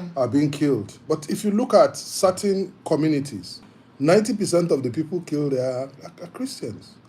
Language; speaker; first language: English; non-native, local second language; Yoruba